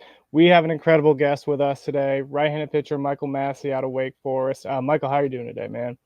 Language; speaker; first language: English; native; English